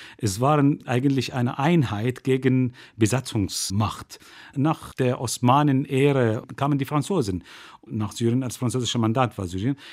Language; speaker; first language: German; non-native, fluent; Arabic